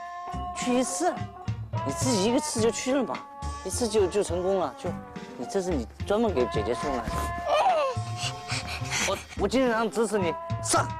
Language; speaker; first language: Chinese; native; Chinese